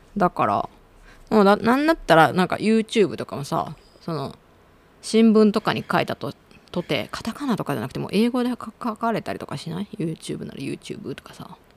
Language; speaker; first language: Japanese; native; Japanese